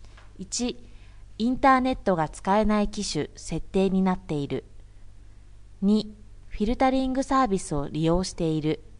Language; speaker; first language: Japanese; native; Japanese